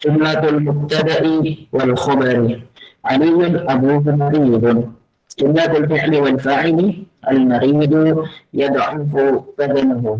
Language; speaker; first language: Arabic; non-native, learner; Indonesian